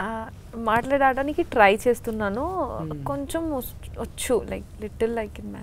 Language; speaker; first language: Telugu; non-native, learner; Bangla